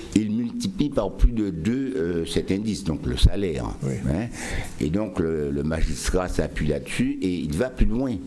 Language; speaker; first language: French; native; French